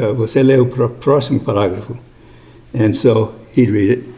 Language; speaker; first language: Portuguese; non-native, fluent; English